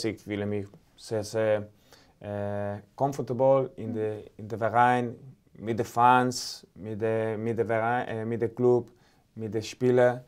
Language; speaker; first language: German; non-native, fluent; Spanish